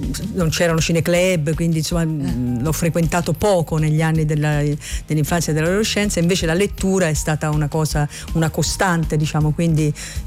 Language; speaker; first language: Italian; native; Italian